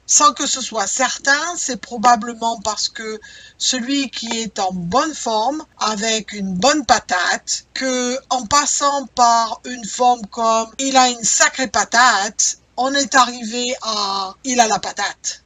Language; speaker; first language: French; native; French